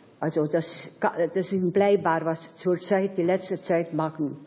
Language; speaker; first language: German; non-native, fluent; Hungarian